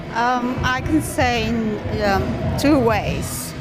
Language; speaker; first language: English; non-native, fluent; Amharic